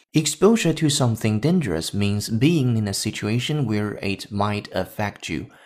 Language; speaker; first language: English; non-native, fluent; Chinese